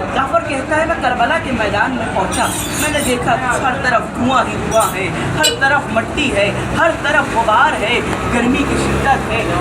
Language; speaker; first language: Urdu; native; Urdu